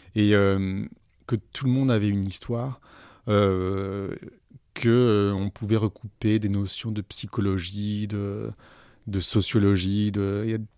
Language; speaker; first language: French; native; French